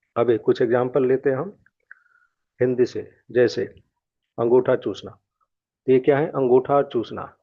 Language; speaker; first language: Hindi; native; Hindi